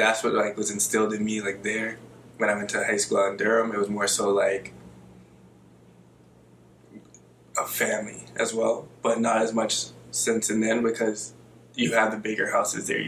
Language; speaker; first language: English; native; English